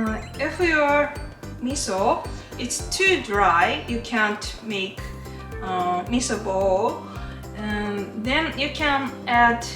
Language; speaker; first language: English; non-native, learner; Japanese